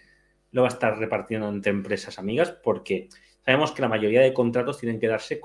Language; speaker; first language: Spanish; native; Spanish